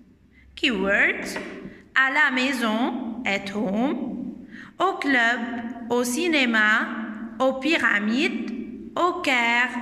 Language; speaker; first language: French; non-native, fluent; Arabic